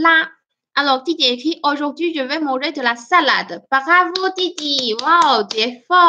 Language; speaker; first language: French; non-native, fluent; Chinese